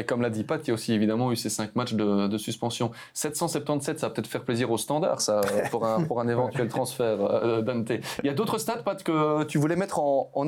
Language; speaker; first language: French; native; French